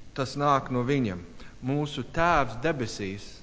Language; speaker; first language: Latvian; non-native, learner; English